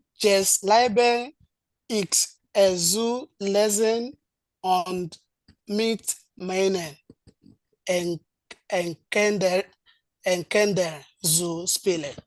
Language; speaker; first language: German; non-native, learner; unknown